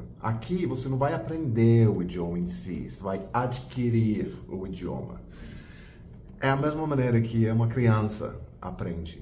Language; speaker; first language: Portuguese; non-native, fluent; English